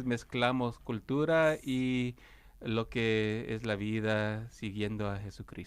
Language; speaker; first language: Spanish; non-native, fluent; English